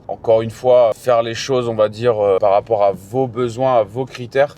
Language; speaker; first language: French; native; French